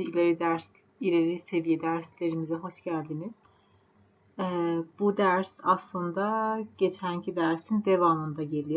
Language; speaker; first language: Turkish; non-native, fluent; Persian